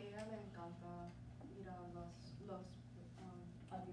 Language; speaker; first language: Spanish; non-native, learner; English